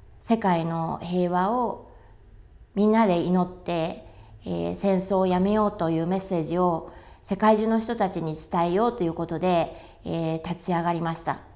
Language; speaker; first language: Japanese; native; Japanese